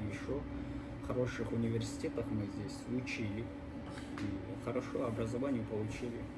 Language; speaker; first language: Russian; non-native, local second language; Kyrgyz